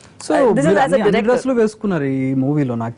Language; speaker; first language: Telugu; native; Telugu